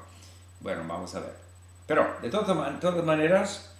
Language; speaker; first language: Spanish; non-native, fluent; English